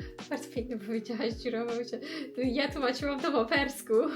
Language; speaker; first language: Polish; non-native, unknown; Persian